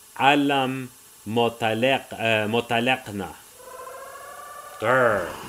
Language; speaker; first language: Arabic; non-native, learner; English